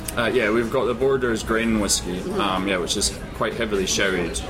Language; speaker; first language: English; native; English